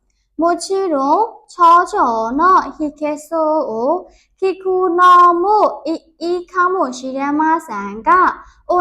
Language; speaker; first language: Japanese; non-native, learner; Burmese